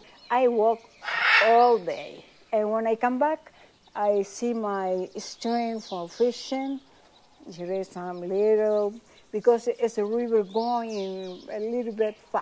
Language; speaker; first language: English; non-native, learner; Spanish